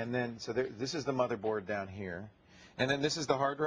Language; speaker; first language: English; native; English